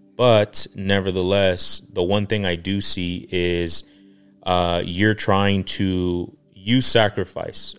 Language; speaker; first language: English; early bilingual, other home language; Spanish